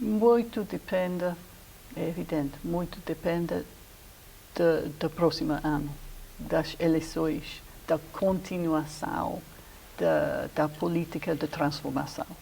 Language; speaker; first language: Portuguese; non-native, fluent; English